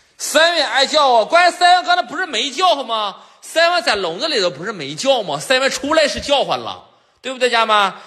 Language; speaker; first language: Chinese; native; Chinese